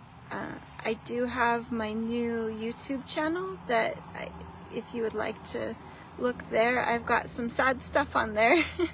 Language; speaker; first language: English; native; English